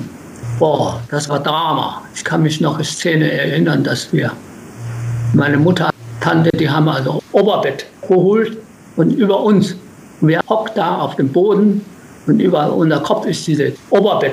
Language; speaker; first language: German; non-native, learner; Japanese